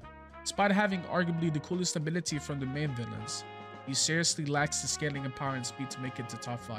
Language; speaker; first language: English; native; English